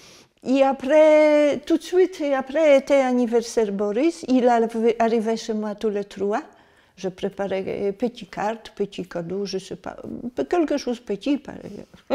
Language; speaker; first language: French; non-native, learner; Polish